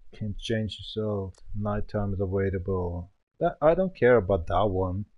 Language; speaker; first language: English; non-native, learner; German